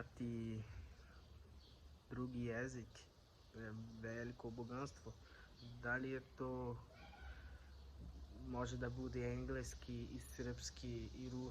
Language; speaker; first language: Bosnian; non-native, learner; Portuguese